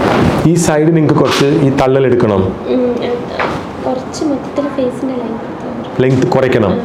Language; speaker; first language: Malayalam; non-native, local second language; Tamil